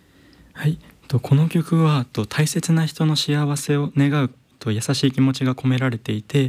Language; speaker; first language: Japanese; native; Japanese